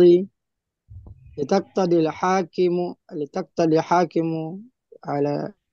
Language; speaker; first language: Arabic; non-native, learner; Indonesian